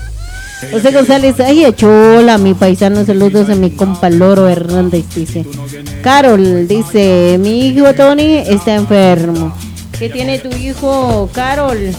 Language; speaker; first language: Spanish; native; Spanish